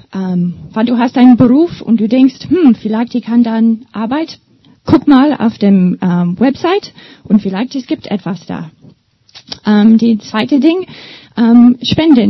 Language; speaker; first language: German; non-native, learner; English